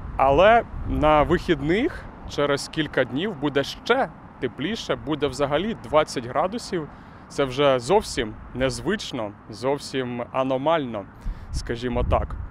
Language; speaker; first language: Ukrainian; native; Ukrainian